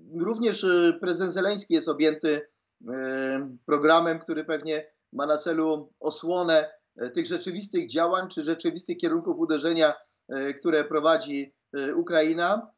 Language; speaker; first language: Polish; native; Polish